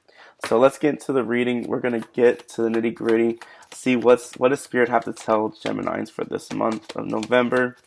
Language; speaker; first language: English; native; English